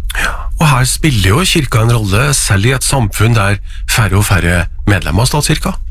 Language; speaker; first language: Norwegian; native; Norwegian